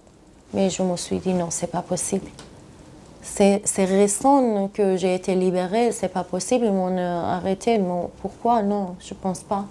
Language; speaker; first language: French; non-native, learner; Persian